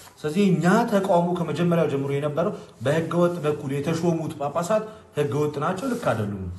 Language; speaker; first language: Amharic; non-native, local second language; Oromo